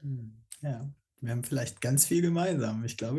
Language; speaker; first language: German; native; German